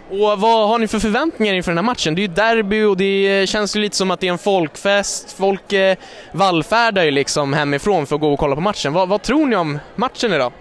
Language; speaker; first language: Swedish; native; Swedish